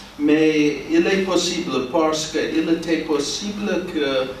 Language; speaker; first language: French; non-native, learner; English